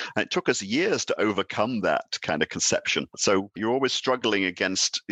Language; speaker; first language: English; native; English